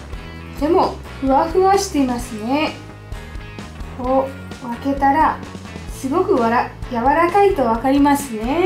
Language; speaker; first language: Japanese; non-native, fluent; Russian